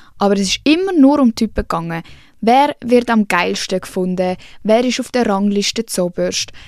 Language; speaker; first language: German; early bilingual, other home language; Swiss German